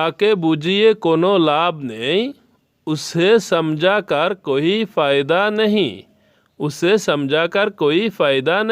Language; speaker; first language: Hindi; non-native, learner; Bangla